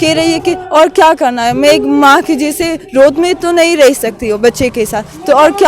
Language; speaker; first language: Hindi; non-native, fluent; Persian